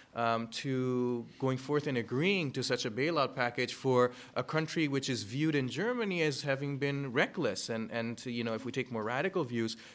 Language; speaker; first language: English; early bilingual, other home language; German